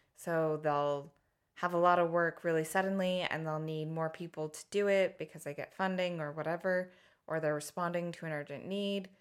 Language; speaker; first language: English; native; English